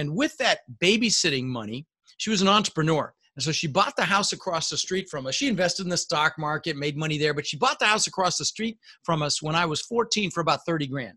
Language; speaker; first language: English; early bilingual, other home language; Dutch